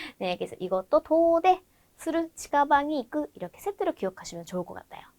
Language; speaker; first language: Korean; non-native, fluent; Japanese